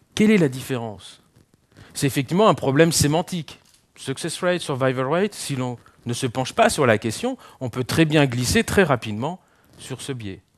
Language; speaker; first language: French; native; French